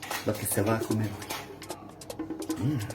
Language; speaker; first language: Spanish; non-native, learner; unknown